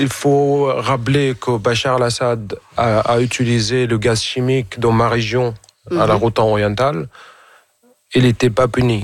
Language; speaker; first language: French; non-native, fluent; Arabic